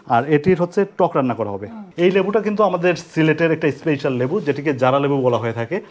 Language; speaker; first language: Bangla; native; Bangla